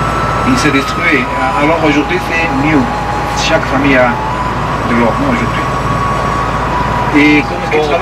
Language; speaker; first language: French; non-native, learner; Spanish